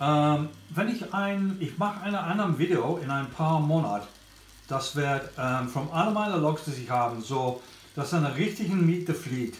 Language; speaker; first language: German; non-native, learner; English